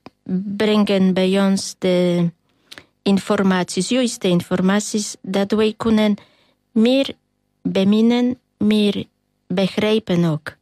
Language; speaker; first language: Dutch; non-native, learner; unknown